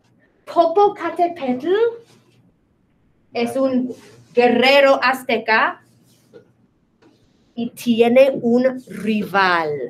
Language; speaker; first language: Spanish; non-native, fluent; English